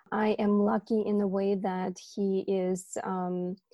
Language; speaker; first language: English; non-native, fluent; Ukrainian